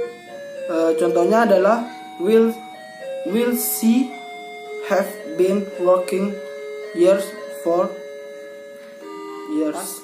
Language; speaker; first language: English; non-native, learner; Indonesian